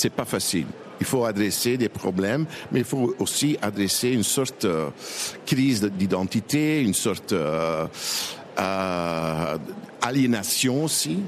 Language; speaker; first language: French; non-native, local second language; Dutch